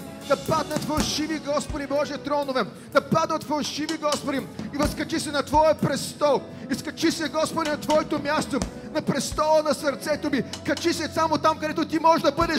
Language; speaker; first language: Bulgarian; native; Bulgarian